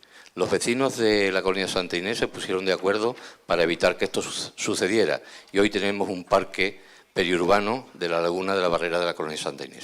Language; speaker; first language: Spanish; native; Spanish